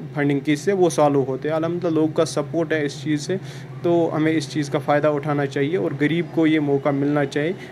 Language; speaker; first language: Hindi; non-native, local second language; Kashmiri